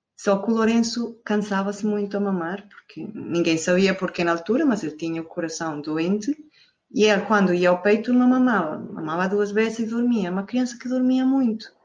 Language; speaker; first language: Portuguese; non-native, fluent; Spanish